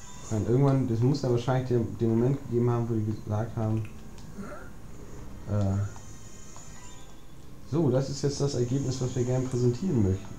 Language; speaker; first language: German; native; German